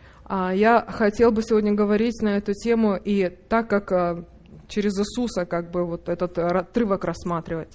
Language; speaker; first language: Russian; native; Russian